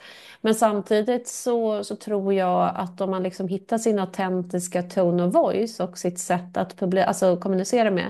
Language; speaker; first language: Swedish; native; Swedish